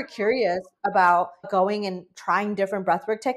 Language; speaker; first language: English; non-native, local second language; Bangla